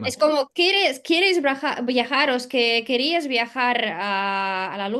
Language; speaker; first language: Spanish; non-native, learner; Russian